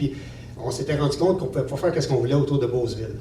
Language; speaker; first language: French; native; French